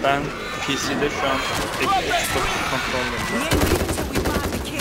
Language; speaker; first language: Turkish; early bilingual, heritage; Turkish